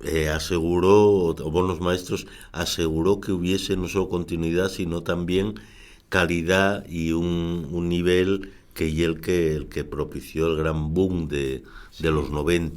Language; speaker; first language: Spanish; native; Spanish